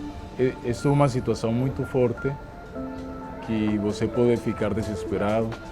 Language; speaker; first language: Portuguese; non-native, fluent; Spanish